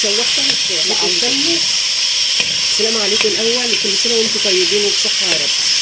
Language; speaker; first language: Arabic; native; Arabic